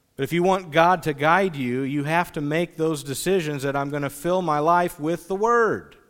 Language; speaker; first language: English; native; English